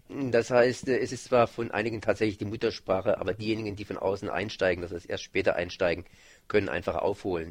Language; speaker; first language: German; native; German